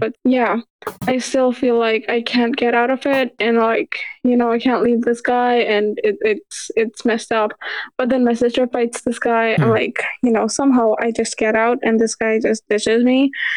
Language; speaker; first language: English; early bilingual, other home language; Urdu